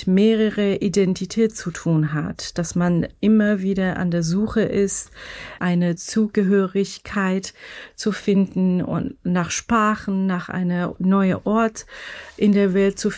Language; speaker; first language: German; non-native, fluent; Persian